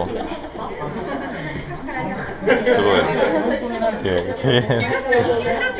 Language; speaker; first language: Japanese; non-native, learner; Russian